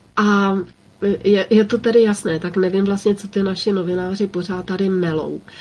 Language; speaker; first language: Czech; native; Czech